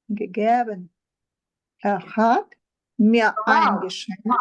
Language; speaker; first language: German; non-native, learner; Ukrainian